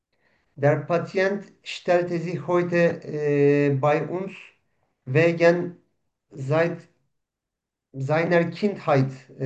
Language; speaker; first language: German; non-native, fluent; Turkish